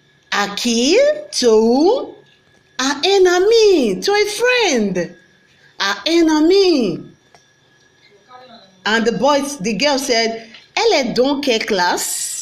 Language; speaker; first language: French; non-native, learner; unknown